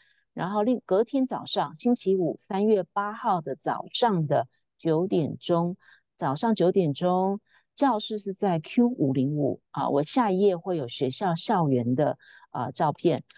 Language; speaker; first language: Chinese; native; Chinese